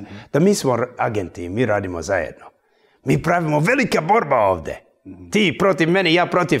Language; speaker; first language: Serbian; early bilingual, heritage; English